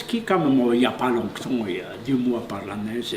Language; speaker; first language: French; non-native, fluent; Polish